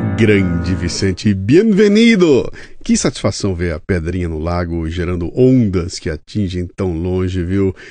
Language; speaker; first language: Portuguese; native; Portuguese